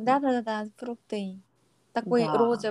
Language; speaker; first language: Russian; non-native, learner; Korean